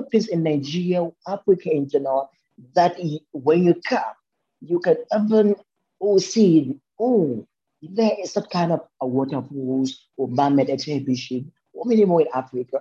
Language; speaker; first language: English; non-native, local second language; Hausa